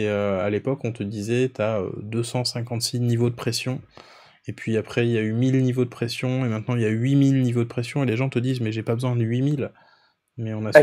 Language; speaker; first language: French; native; French